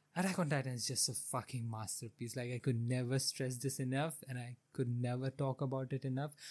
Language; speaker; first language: English; non-native, local second language; Hindi